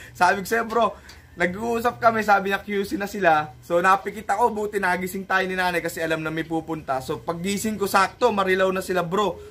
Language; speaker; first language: Filipino; native; Filipino